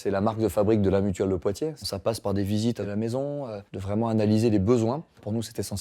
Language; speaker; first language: French; native; French